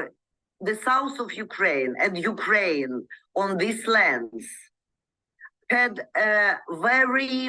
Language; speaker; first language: English; non-native, learner; Ukrainian